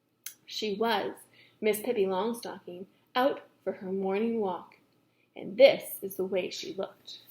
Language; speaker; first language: English; native; English